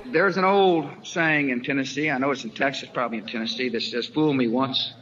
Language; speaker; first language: English; native; English